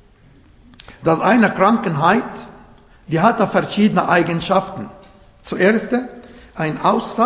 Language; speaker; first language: German; non-native, fluent; Arabic